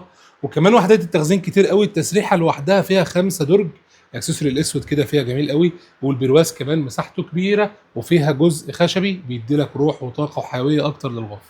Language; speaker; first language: Arabic; native; Arabic